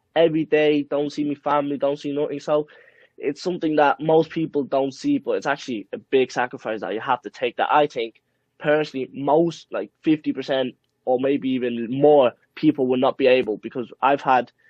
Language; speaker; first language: English; early bilingual, other home language; Spanish